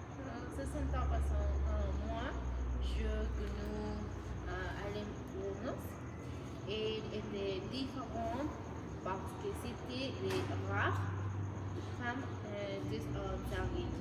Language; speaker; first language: French; non-native, learner; Spanish